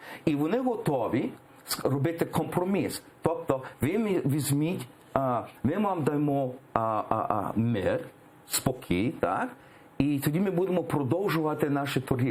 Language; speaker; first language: Ukrainian; early bilingual, heritage; English